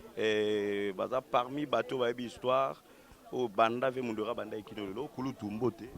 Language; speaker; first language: Lingala; native; Lingala